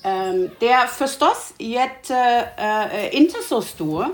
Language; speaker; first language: Swedish; non-native, learner; German